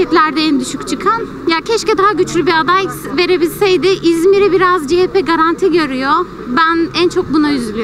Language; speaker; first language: Turkish; native; Turkish